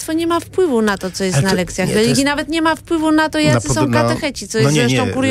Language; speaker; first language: Polish; native; Polish